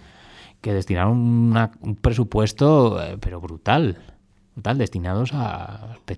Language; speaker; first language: Spanish; native; Spanish